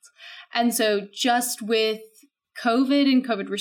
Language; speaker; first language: English; native; English